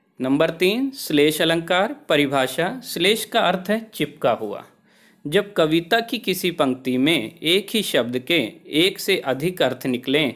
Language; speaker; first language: Hindi; native; Hindi